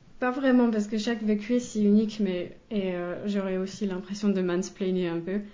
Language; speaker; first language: French; non-native, fluent; Finnish